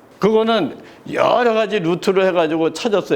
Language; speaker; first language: Korean; native; Korean